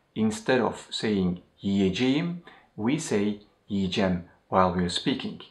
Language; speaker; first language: English; non-native, fluent; Turkish